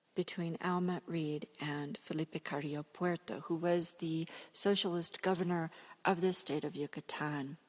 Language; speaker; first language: English; native; English